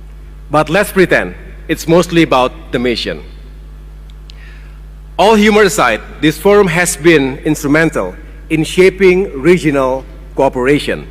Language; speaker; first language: English; non-native, fluent; Indonesian